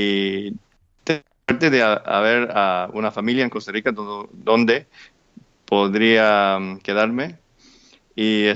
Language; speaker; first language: Spanish; non-native, fluent; English